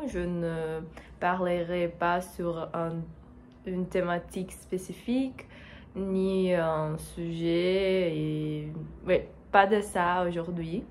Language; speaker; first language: French; non-native, learner; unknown